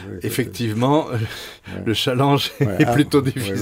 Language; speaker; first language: French; native; French